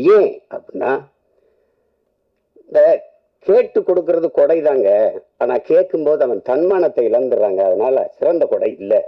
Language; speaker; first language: Tamil; native; Tamil